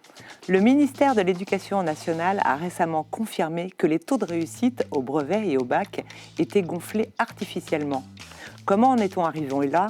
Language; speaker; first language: French; native; French